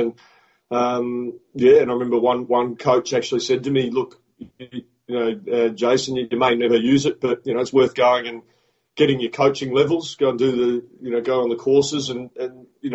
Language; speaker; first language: English; native; English